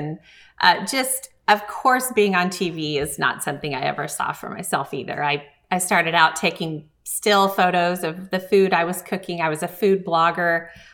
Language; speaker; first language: English; native; English